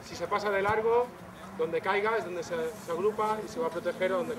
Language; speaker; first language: Spanish; native; Spanish